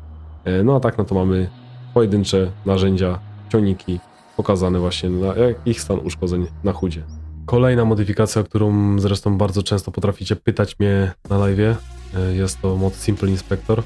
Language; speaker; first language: Polish; native; Polish